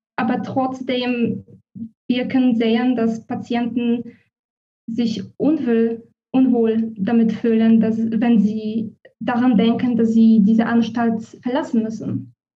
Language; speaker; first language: German; non-native, fluent; Polish